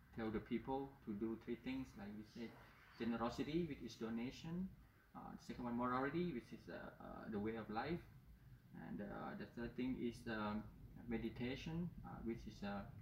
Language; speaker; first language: English; non-native, learner; Thai